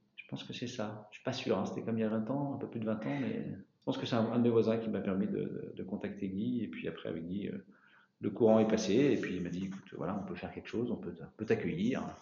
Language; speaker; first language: French; native; French